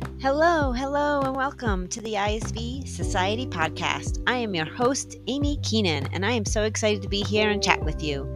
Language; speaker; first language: English; native; English